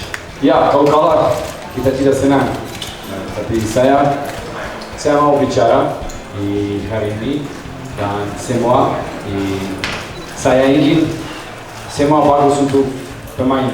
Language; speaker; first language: Indonesian; non-native, learner; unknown